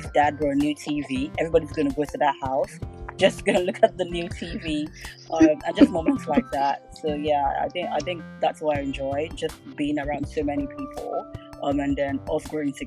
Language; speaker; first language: English; non-native, local second language; Yoruba